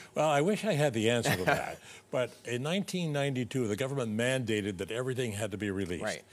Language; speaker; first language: English; native; English